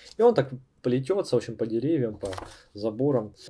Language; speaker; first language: Russian; native; Russian